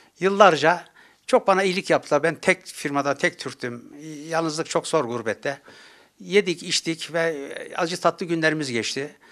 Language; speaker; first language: Turkish; native; Turkish